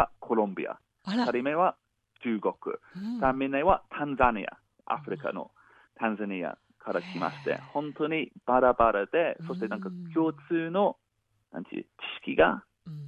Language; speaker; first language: Japanese; non-native, fluent; English